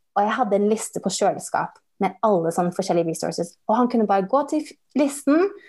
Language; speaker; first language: Norwegian; early bilingual, heritage; English